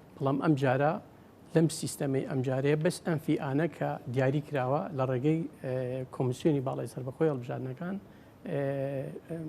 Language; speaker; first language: Central Kurdish; native; Central Kurdish